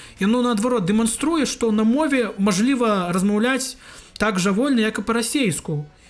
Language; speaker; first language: Belarusian; non-native, local second language; Russian